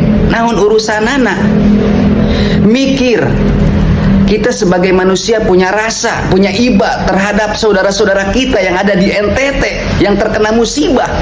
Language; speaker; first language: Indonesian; non-native, local second language; Sundanese